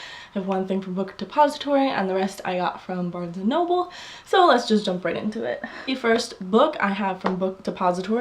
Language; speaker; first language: English; native; English